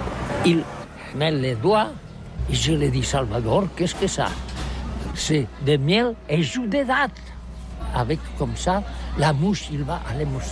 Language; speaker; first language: French; non-native, learner; Catalan